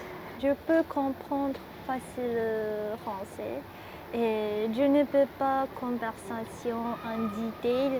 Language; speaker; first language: French; non-native, learner; Japanese